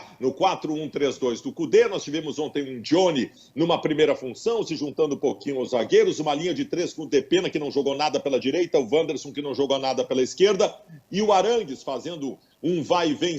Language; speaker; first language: Portuguese; native; Portuguese